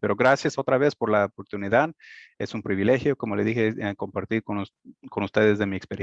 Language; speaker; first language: Spanish; early bilingual, heritage; Spanish